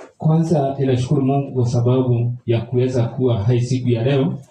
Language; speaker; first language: Swahili; native; Swahili